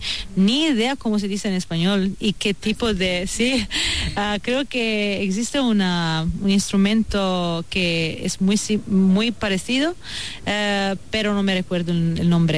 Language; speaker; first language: Spanish; non-native, fluent; Italian